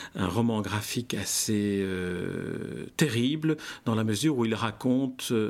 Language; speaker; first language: French; native; French